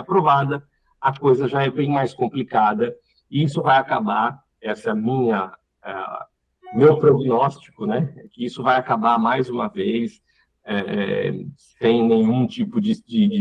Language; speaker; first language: Portuguese; native; Portuguese